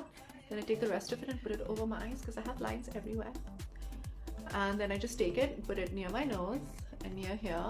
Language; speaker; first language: English; non-native, local second language; Hindi